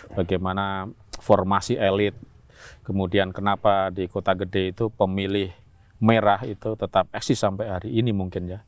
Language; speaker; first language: Indonesian; non-native, local second language; Javanese